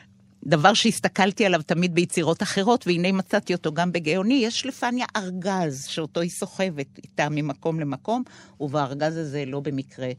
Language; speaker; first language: Hebrew; native; Hebrew